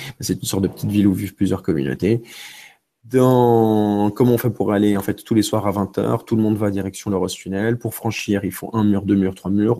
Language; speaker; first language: French; early bilingual, other home language; Romanian